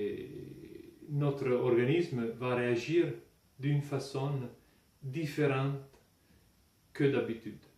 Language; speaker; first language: French; non-native, fluent; Italian